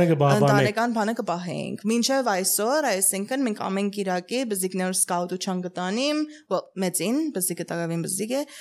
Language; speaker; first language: Armenian; early bilingual, heritage; Armenian